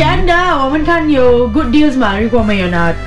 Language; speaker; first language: Chinese; non-native, learner; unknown